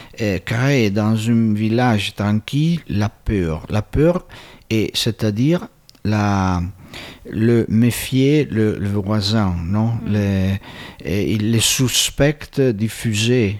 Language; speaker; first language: French; non-native, fluent; Italian